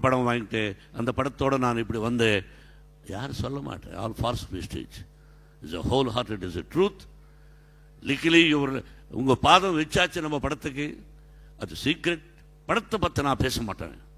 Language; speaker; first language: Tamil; non-native, learner; Telugu